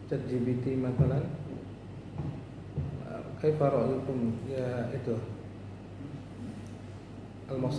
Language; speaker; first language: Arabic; non-native, fluent; Indonesian